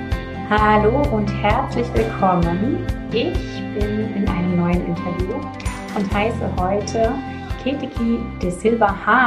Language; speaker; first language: German; native; German